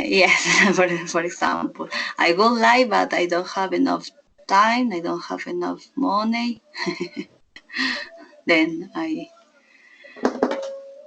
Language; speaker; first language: English; non-native, learner; Spanish